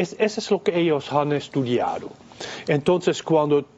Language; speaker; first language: Spanish; non-native, fluent; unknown